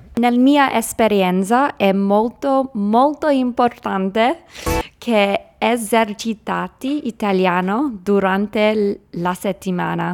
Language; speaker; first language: Italian; non-native, learner; English